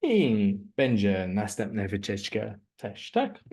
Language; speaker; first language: Polish; non-native, learner; English